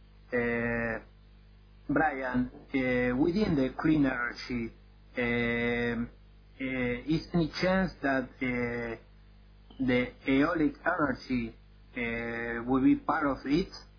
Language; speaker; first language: English; non-native, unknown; Spanish